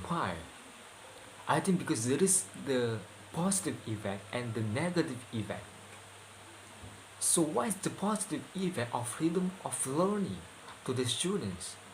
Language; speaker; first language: English; non-native, learner; Indonesian